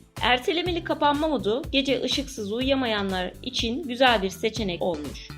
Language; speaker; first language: Turkish; native; Turkish